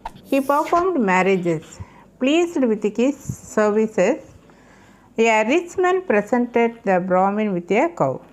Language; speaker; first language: English; non-native, local second language; Tamil